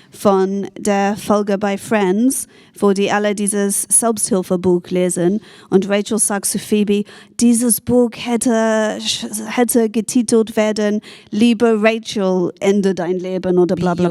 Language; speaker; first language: German; non-native, fluent; English